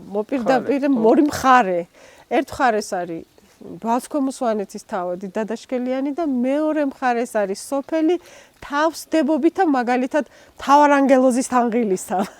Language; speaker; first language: Georgian; non-native, local second language; Svan